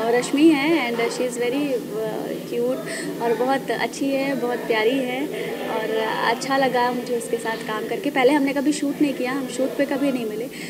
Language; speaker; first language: Hindi; native; Hindi